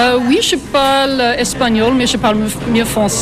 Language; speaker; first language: French; non-native, fluent; English